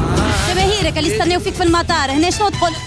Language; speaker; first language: Arabic; native; Arabic